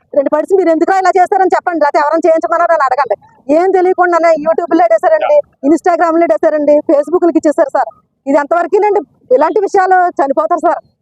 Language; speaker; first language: Telugu; native; Telugu